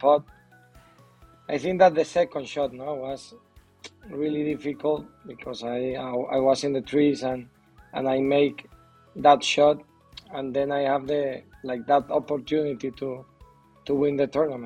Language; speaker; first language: English; non-native, learner; Spanish